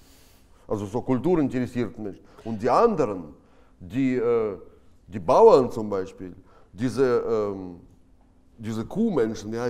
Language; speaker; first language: German; non-native, fluent; Russian